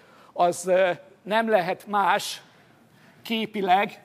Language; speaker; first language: Hungarian; native; Hungarian